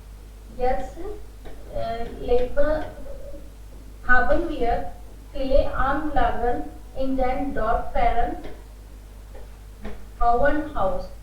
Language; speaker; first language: German; non-native, learner; Hindi